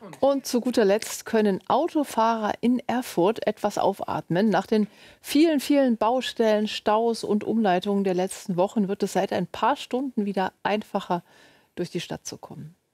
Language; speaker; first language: German; native; German